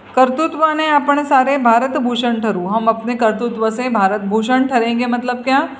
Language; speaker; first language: Hindi; non-native, local second language; Marathi